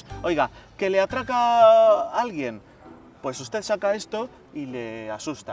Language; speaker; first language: Spanish; native; Spanish